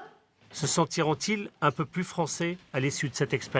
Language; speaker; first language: French; native; French